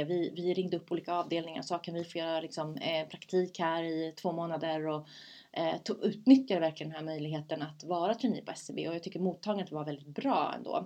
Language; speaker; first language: Swedish; early bilingual, other home language; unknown